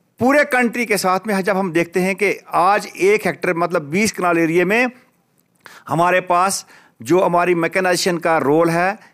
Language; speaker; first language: Urdu; non-native, local second language; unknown